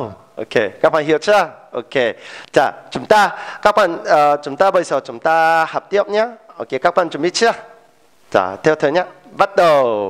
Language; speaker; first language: Vietnamese; non-native, fluent; Korean